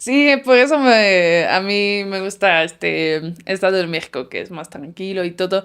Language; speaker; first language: Spanish; non-native, fluent; Dutch